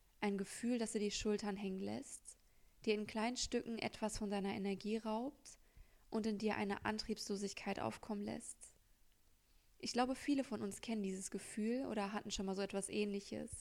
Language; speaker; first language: German; native; German